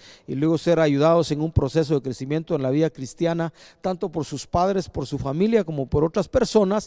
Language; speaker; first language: Spanish; native; Spanish